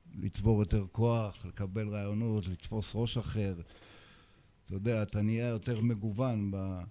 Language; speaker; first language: Hebrew; native; Hebrew